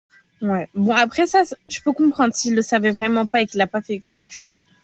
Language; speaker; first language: French; native; French